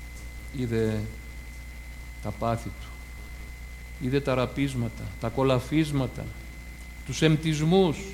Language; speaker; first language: Greek; native; Greek